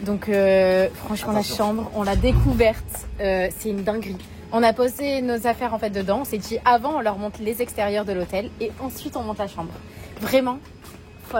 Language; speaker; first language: French; native; French